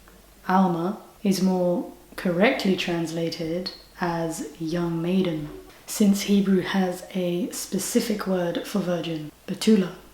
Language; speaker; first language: English; native; English